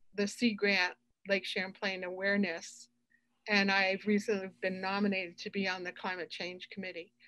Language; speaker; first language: English; native; English